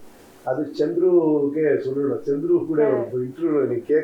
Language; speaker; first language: Tamil; non-native, learner; Kannada